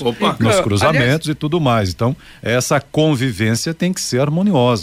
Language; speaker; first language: Portuguese; native; Portuguese